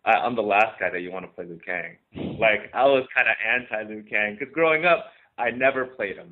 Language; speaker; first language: English; native; English